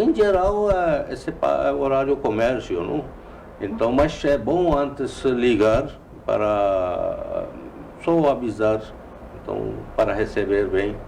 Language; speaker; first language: Portuguese; non-native, fluent; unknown